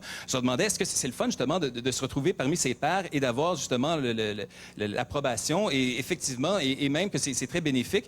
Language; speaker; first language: French; native; French